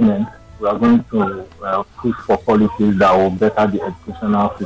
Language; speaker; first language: English; non-native, local second language; Igbo